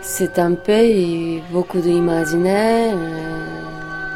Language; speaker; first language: French; non-native, learner; Japanese